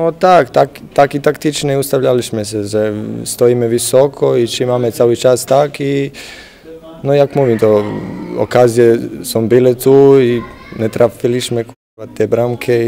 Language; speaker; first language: Polish; non-native, learner; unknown